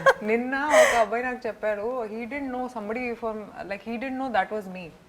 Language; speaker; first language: Telugu; non-native, fluent; Hindi